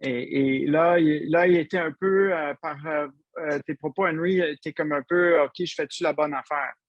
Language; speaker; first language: French; native; French